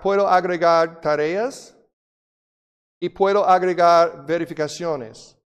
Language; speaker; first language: Spanish; non-native, fluent; English